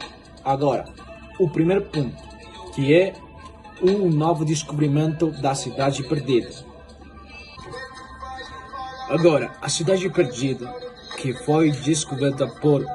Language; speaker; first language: Portuguese; non-native, fluent; Spanish